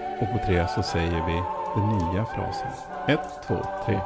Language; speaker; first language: Swedish; native; Swedish